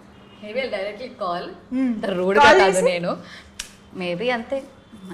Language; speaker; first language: Telugu; non-native, learner; Malayalam